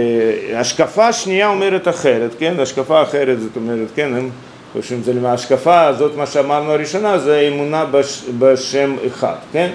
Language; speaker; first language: Hebrew; non-native, fluent; Russian